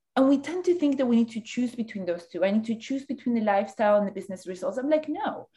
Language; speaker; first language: English; early bilingual, other home language; Spanish